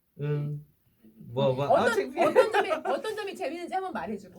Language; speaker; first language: Korean; native; Korean